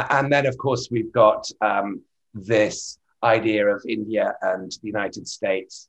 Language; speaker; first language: English; native; English